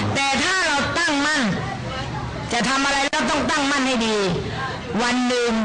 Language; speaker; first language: Thai; native; Thai